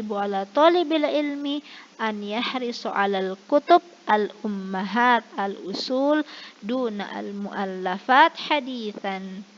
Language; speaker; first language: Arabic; non-native, fluent; Indonesian